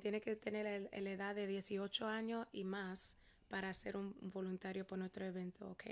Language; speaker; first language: Spanish; early bilingual, heritage; Spanish